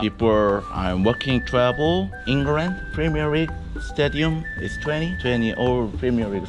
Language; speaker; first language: English; non-native, learner; Korean